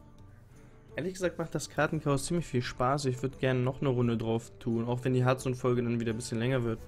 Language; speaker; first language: German; native; German